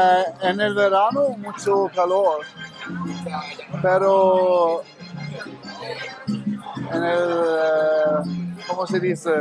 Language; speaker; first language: Spanish; non-native, learner; German